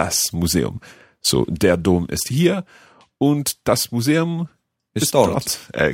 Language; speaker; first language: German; non-native, learner; English